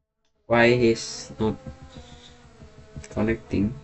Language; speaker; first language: English; non-native, learner; Indonesian